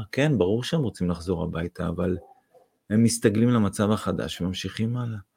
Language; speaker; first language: Hebrew; non-native, fluent; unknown